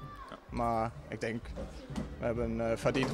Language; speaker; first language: Dutch; non-native, fluent; German